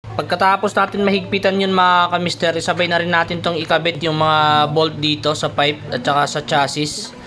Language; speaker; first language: Filipino; non-native, local second language; Cebuano